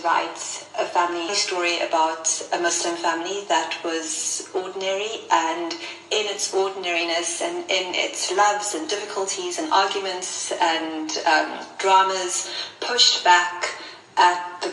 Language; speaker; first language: English; native; English